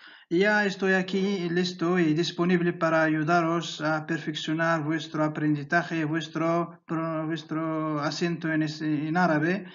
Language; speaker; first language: Spanish; non-native, fluent; Arabic